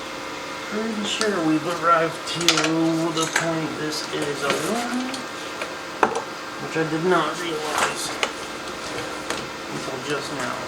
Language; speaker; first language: English; native; English